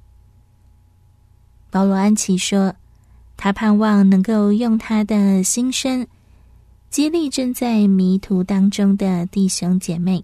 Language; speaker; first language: Chinese; native; Chinese